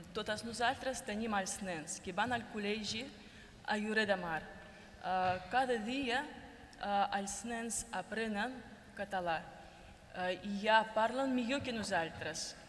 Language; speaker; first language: Catalan; non-native, learner; Russian